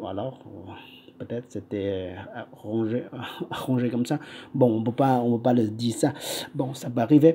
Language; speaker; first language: French; non-native, fluent; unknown